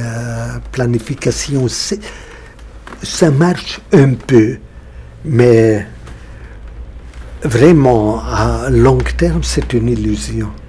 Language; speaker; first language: French; non-native, fluent; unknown